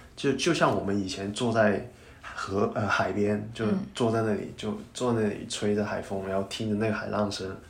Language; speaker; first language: Chinese; non-native, local second language; Cantonese